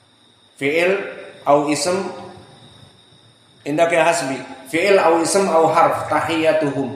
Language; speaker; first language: Arabic; non-native, fluent; Indonesian